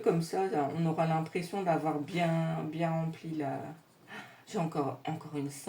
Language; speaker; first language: French; native; French